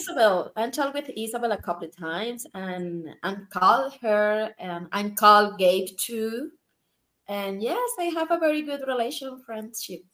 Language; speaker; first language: English; non-native, learner; Spanish